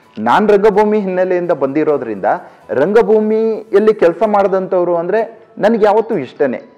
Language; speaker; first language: Kannada; native; Kannada